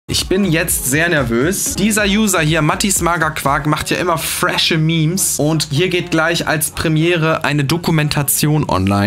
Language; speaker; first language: German; native; German